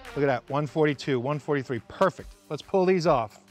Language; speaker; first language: English; native; English